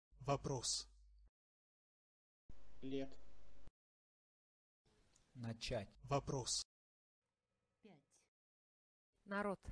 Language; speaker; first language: Russian; non-native, learner; English